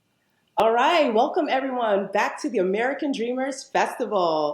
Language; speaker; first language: English; native; English